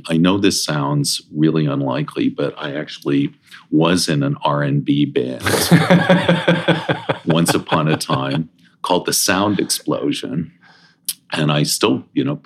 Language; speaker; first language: English; native; English